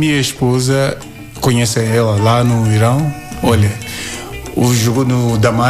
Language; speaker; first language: Portuguese; non-native, learner; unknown